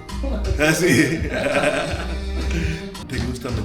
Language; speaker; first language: Spanish; non-native, learner; English